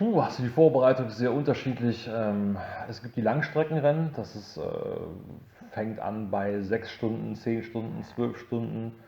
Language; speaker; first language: German; native; German